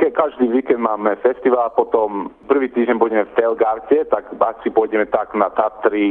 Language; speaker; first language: Slovak; early bilingual, heritage; Slovak